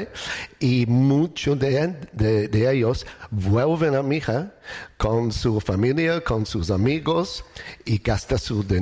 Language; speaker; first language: Spanish; non-native, learner; English